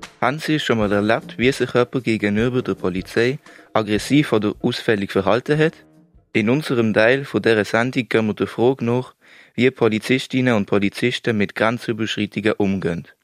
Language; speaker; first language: German; native; German